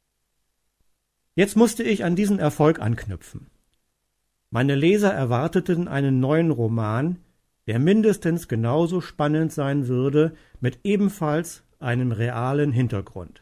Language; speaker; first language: German; native; German